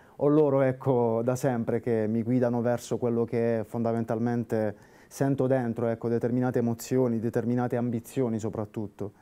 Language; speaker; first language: Italian; native; Italian